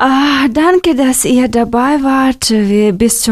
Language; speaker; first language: German; non-native, fluent; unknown